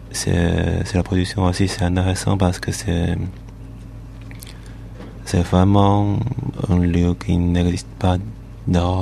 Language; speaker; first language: French; non-native, learner; Chinese